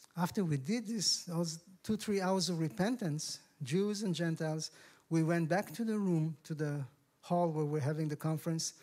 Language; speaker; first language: English; non-native, fluent; Hebrew